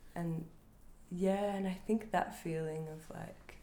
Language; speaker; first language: English; native; English